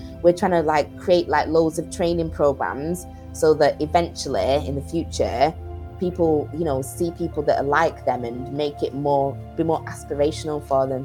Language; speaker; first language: English; native; English